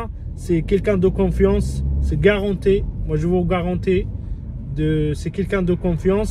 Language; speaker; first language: French; non-native, fluent; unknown